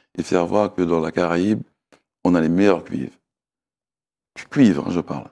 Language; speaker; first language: French; native; French